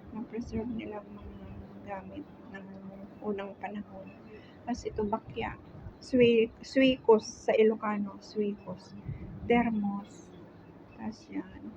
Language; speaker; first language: Filipino; non-native, local second language; Iloko